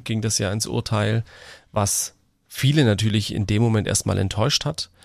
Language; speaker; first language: German; native; German